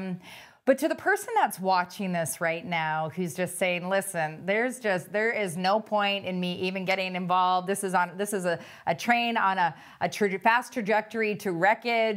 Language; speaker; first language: English; native; English